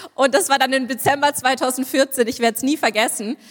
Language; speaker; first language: German; native; German